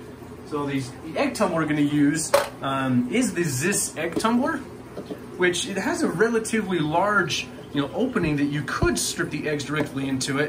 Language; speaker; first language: English; native; English